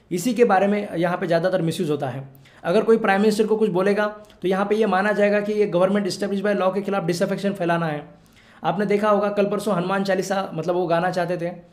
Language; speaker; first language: Hindi; non-native, local second language; Marathi